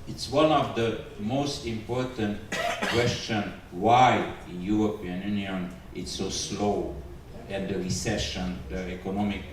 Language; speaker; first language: English; non-native, learner; Hungarian